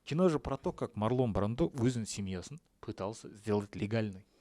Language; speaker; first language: Russian; non-native, local second language; Kazakh